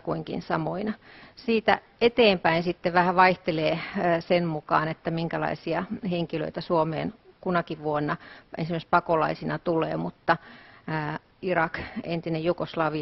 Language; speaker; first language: Finnish; native; Finnish